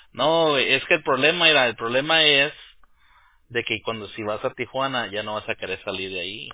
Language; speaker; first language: Spanish; early bilingual, heritage; Spanish